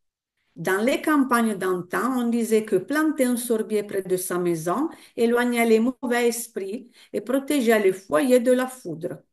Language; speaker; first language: French; non-native, fluent; Italian